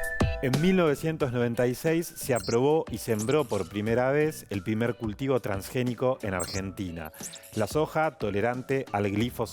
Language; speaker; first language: Spanish; native; Spanish